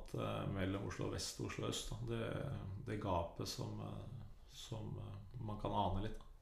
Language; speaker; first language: Norwegian; native; Norwegian